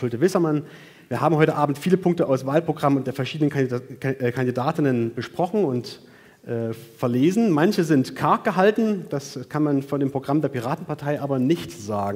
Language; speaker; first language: German; native; German